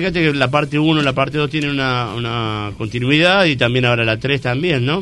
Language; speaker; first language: Spanish; native; Spanish